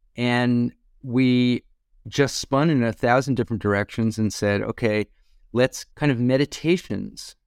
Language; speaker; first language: English; native; English